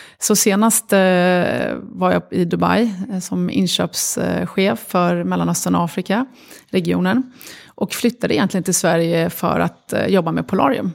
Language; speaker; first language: Swedish; early bilingual, other home language; Arabic